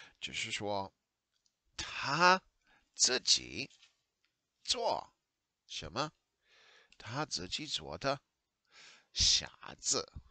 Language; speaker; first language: Chinese; non-native, learner; English